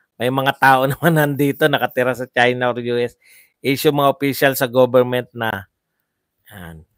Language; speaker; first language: Filipino; native; Filipino